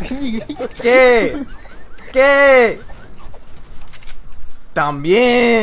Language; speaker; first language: Spanish; non-native, learner; English